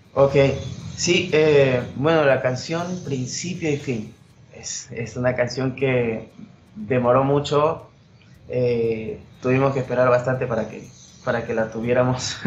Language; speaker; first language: Spanish; native; Spanish